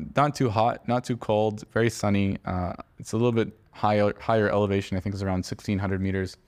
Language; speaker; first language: English; native; English